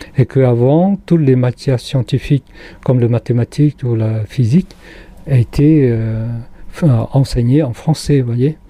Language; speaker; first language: French; non-native, fluent; Khmer